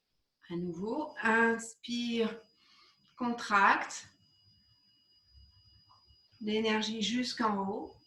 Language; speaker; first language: French; native; French